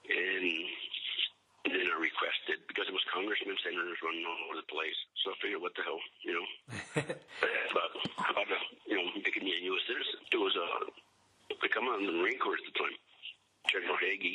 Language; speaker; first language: English; early bilingual, other home language; Spanish